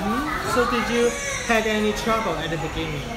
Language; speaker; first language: English; non-native, fluent; Cantonese